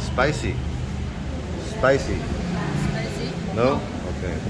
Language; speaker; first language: English; non-native, learner; Turkish